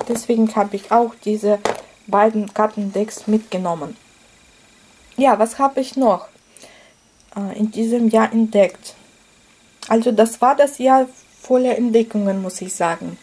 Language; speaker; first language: German; non-native, fluent; Russian